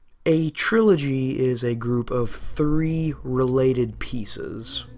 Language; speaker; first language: English; native; English